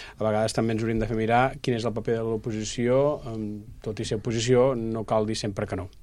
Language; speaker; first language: Catalan; native; Catalan